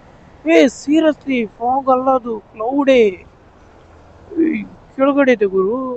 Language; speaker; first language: Kannada; non-native, local second language; Tulu